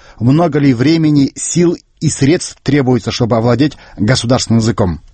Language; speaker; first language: Russian; non-native, local second language; Kazakh